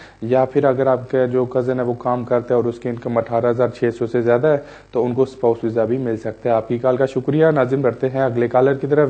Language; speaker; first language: Urdu; native; Urdu